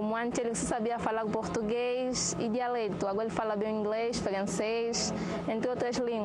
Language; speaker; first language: Portuguese; non-native, local second language; Kongo